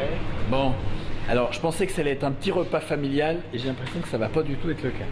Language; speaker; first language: French; native; French